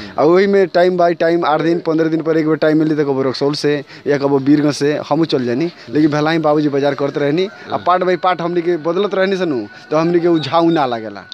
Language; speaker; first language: Bhojpuri; native; Bhojpuri